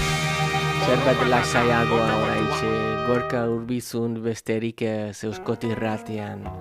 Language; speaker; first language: Basque; non-native, learner; English